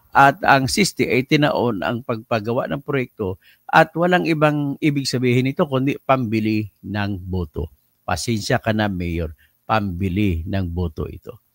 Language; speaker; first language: Filipino; native; Filipino